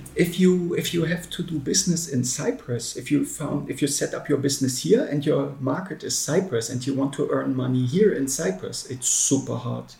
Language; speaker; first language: English; non-native, fluent; German